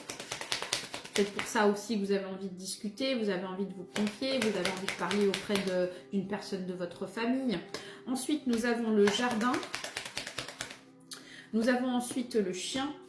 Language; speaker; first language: French; native; French